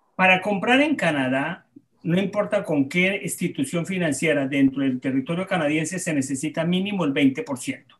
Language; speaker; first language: Spanish; native; Spanish